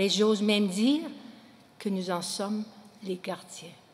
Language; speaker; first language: French; early bilingual, heritage; French